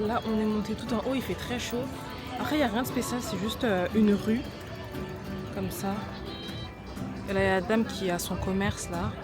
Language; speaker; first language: French; native; French